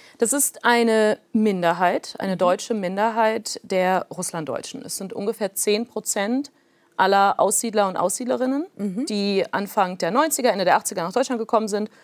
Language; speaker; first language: German; early bilingual, other home language; Plautdietsch